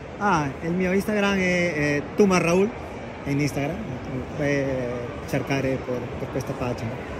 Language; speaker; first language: Italian; non-native, learner; Spanish